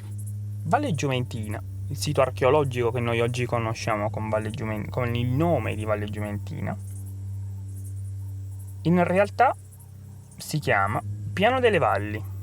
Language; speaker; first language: Italian; native; Italian